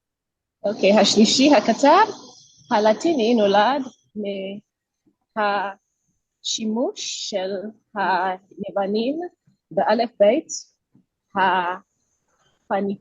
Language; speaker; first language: Hebrew; non-native, learner; English